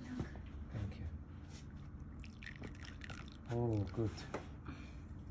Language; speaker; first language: English; non-native, learner; Chinese